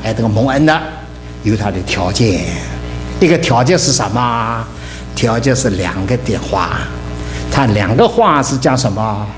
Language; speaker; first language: Chinese; native; Chinese